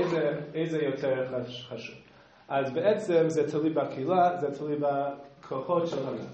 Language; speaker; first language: Hebrew; non-native, fluent; English